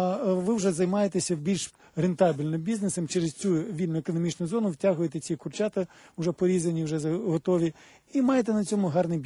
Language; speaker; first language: Ukrainian; native; Ukrainian